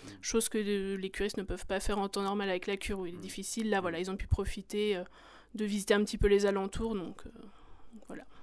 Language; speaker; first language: French; native; French